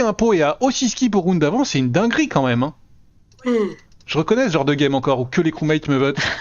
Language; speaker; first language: French; native; French